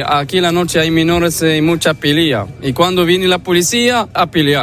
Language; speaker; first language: Spanish; non-native, learner; Arabic